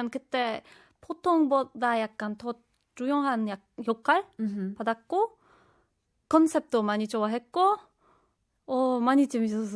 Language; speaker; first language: Korean; non-native, fluent; Polish